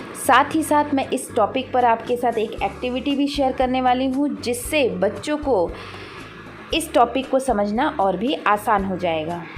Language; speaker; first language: Hindi; native; Hindi